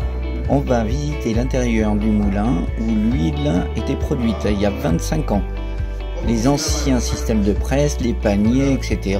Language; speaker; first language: French; native; French